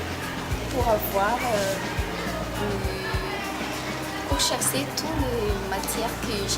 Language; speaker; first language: French; non-native, learner; Malagasy